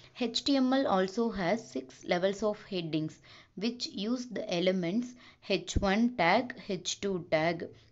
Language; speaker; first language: English; non-native, local second language; Tamil